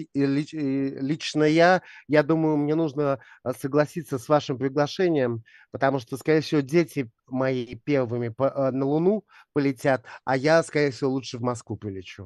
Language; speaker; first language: Russian; native; Russian